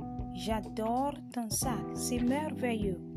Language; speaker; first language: French; non-native, learner; English